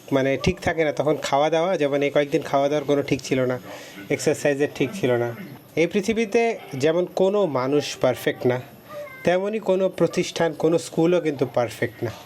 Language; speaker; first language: Bangla; early bilingual, heritage; Bangla